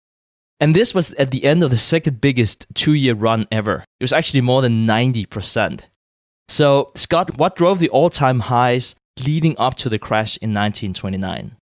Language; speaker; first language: English; non-native, fluent; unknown